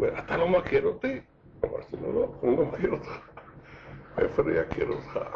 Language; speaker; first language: Hebrew; non-native, fluent; Yiddish